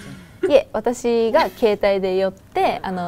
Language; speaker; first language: Japanese; native; Japanese